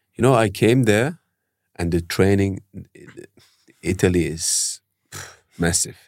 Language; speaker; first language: English; early bilingual, heritage; German